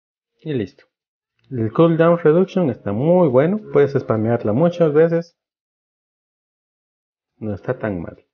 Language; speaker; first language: Spanish; native; Spanish